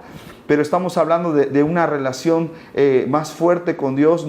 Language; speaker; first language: Spanish; native; Spanish